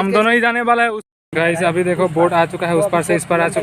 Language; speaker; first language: Hindi; non-native, local second language; Assamese